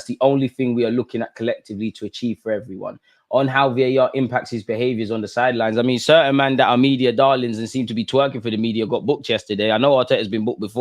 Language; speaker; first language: English; native; English